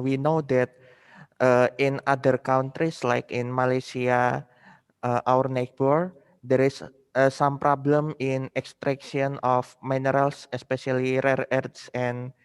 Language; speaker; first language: English; non-native, fluent; Indonesian